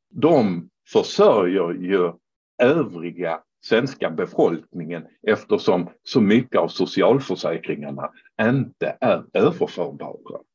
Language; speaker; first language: Swedish; non-native, fluent; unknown